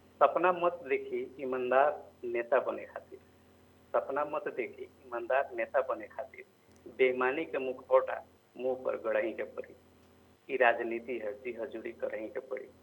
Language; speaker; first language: Bhojpuri; native; Bhojpuri